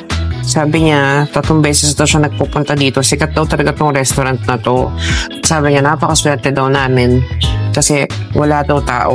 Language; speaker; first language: Filipino; native; Filipino